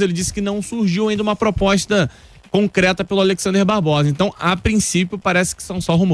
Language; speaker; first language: Portuguese; native; Portuguese